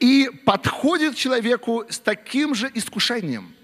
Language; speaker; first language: Russian; native; Russian